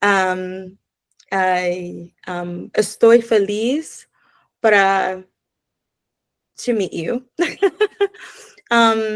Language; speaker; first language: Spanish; non-native, learner; English